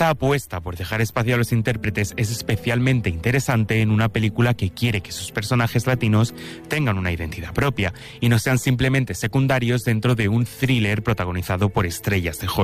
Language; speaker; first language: Spanish; native; Spanish